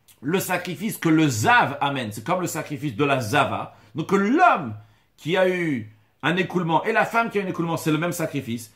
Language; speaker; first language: French; native; French